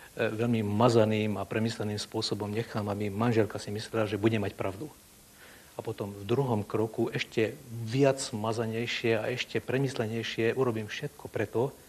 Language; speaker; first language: Slovak; non-native, local second language; Hungarian